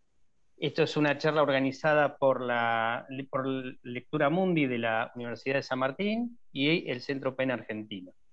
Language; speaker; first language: Spanish; native; Spanish